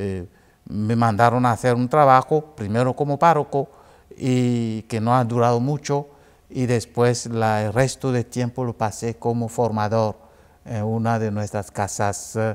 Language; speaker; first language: Spanish; non-native, fluent; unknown